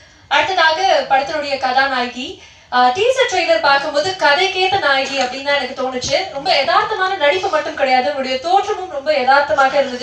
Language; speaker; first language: Tamil; native; Tamil